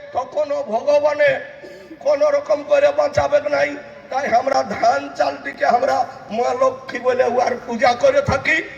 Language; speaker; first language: Bangla; native; Bangla